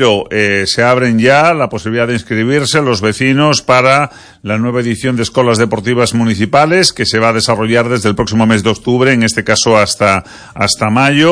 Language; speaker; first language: Spanish; native; Spanish